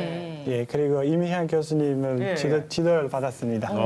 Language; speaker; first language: Korean; non-native, fluent; Uzbek